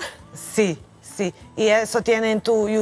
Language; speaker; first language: Spanish; non-native, learner; Croatian